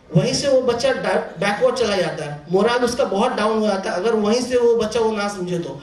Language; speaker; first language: Hindi; non-native, local second language; Bangla